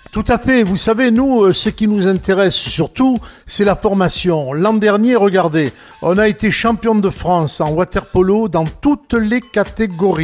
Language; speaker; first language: French; native; French